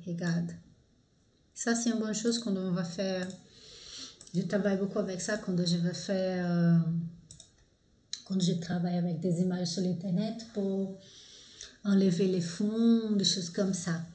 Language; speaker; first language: French; non-native, fluent; Portuguese